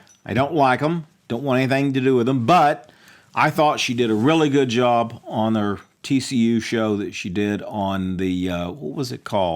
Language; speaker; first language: English; native; English